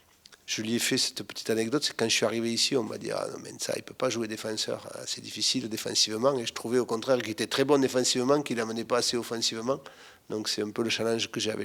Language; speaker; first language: French; native; French